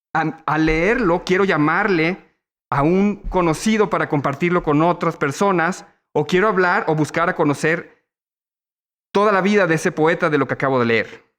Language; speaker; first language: Spanish; native; Spanish